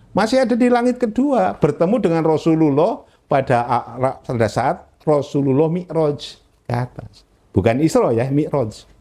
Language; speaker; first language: Indonesian; non-native, local second language; Javanese